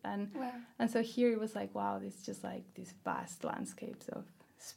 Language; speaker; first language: English; non-native, fluent; Spanish